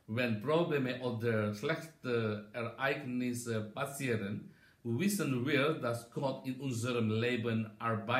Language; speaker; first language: German; non-native, learner; Indonesian